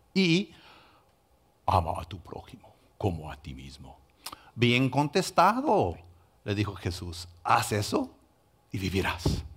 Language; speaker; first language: Spanish; non-native, fluent; English